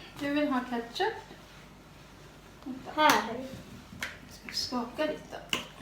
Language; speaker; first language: Swedish; non-native, learner; Thai